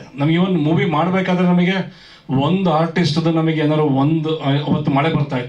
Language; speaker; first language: Kannada; native; Kannada